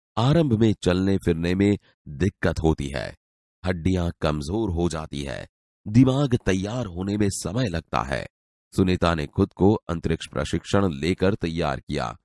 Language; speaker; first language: Hindi; non-native, local second language; Gujarati